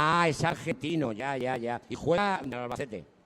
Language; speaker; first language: Spanish; native; Spanish